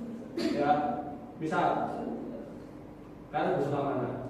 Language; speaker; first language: Indonesian; native; Indonesian